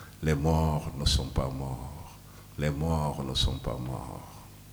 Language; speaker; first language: French; non-native, local second language; Wolof